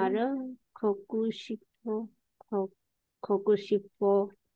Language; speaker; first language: Korean; non-native, learner; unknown